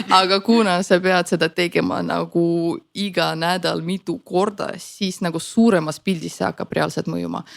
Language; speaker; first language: Estonian; non-native, local second language; Russian